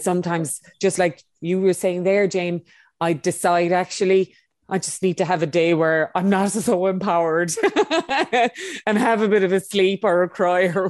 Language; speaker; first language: English; native; English